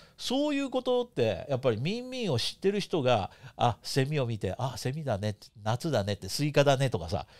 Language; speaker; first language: Japanese; native; Japanese